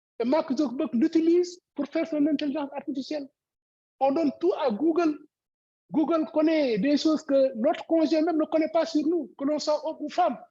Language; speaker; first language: French; non-native, local second language; Wolof